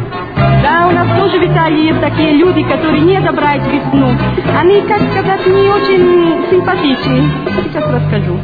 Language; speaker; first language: Russian; non-native, learner; Italian